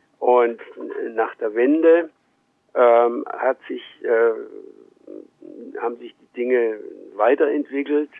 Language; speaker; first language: German; early bilingual, heritage; German